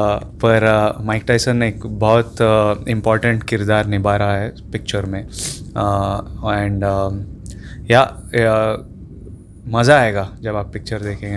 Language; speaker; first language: Hindi; non-native, local second language; Telugu